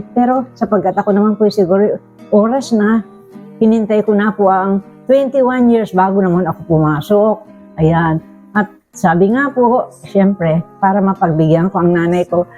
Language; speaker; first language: Filipino; native; Filipino